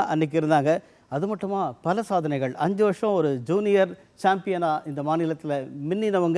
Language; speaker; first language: Tamil; native; Tamil